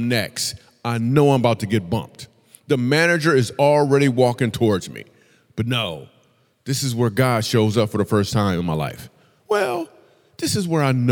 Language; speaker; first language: English; native; English